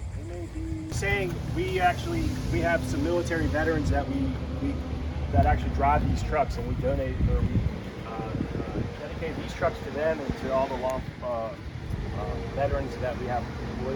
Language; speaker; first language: English; native; English